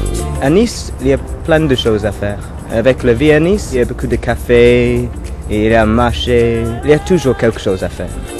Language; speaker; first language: French; non-native, fluent; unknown